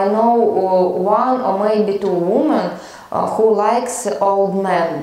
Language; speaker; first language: English; non-native, learner; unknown